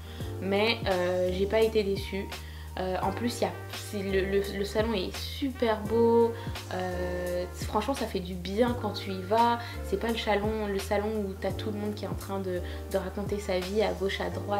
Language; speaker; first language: French; native; French